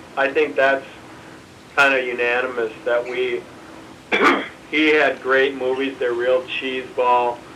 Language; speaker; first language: English; native; English